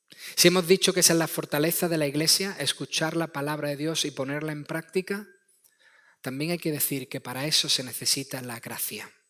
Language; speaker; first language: Spanish; native; Spanish